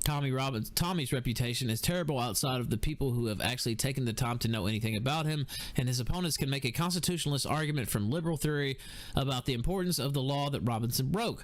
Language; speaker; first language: English; native; English